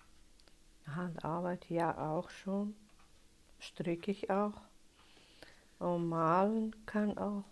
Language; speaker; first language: German; non-native, learner; Russian